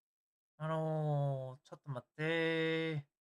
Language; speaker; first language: Japanese; non-native, learner; English